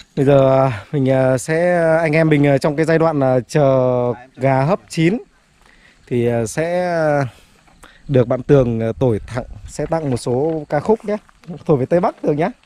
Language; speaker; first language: Vietnamese; native; Vietnamese